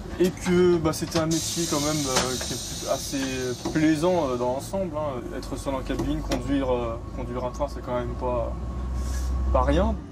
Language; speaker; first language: French; native; French